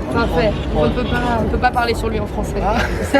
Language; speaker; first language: French; native; French